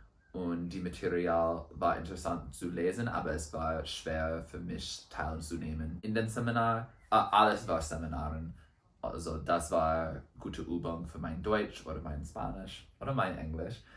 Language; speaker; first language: German; non-native, learner; English